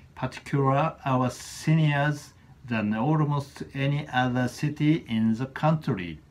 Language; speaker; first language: English; non-native, learner; Japanese